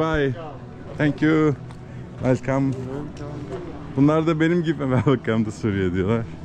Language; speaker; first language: Turkish; native; Turkish